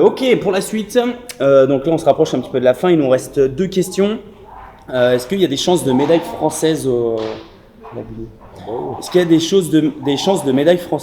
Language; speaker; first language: French; native; French